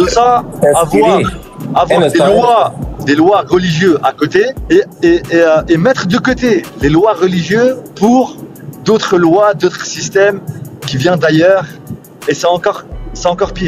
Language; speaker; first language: French; early bilingual, other home language; Turkish